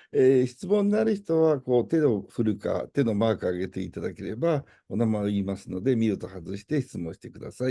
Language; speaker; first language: Japanese; native; Japanese